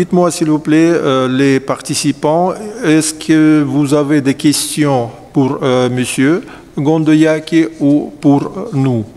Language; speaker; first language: French; non-native, fluent; Russian